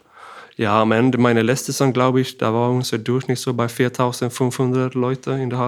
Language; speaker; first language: German; non-native, fluent; Swedish